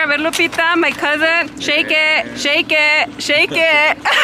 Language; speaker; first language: English; early bilingual, other home language; Spanish